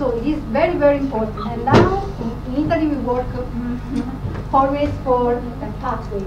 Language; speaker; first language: English; non-native, fluent; Italian